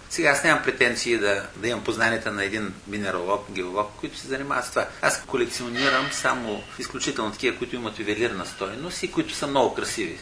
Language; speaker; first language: Bulgarian; native; Bulgarian